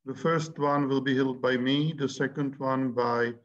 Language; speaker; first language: English; non-native, fluent; Czech